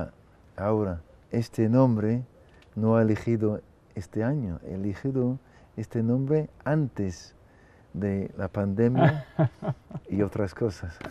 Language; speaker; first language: Spanish; non-native, fluent; English